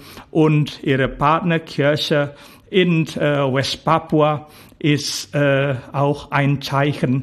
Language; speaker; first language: German; non-native, fluent; Indonesian